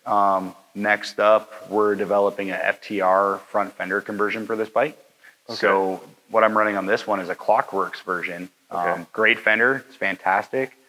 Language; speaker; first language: English; native; English